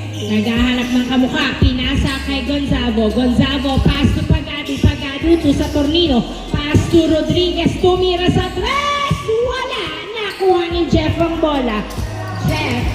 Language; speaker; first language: Filipino; native; Filipino